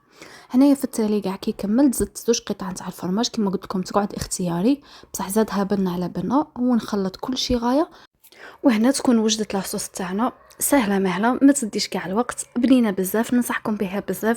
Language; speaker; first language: Arabic; native; Arabic